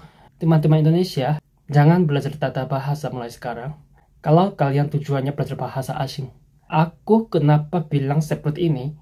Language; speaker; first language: Indonesian; non-native, fluent; Korean